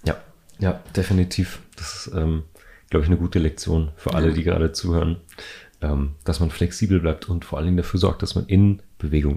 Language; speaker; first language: German; native; German